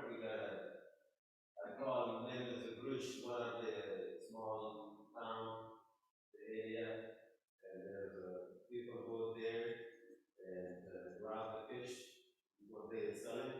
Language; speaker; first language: English; non-native, local second language; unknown